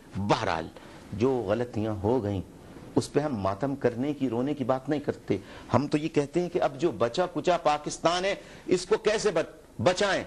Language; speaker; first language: Urdu; native; Urdu